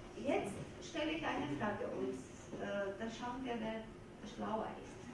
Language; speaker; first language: German; non-native, fluent; Georgian